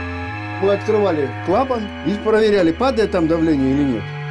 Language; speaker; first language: Russian; native; Russian